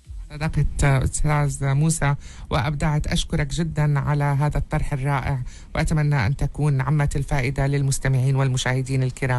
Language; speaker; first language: Arabic; native; Arabic